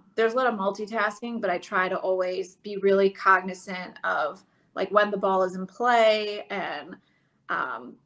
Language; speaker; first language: English; native; English